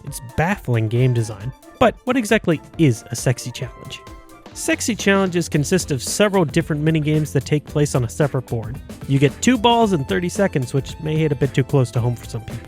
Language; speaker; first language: English; native; English